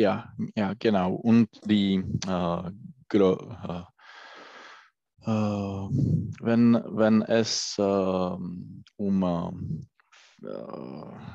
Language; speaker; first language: German; non-native, learner; Czech